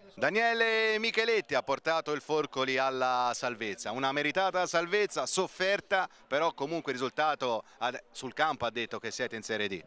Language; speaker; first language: Italian; native; Italian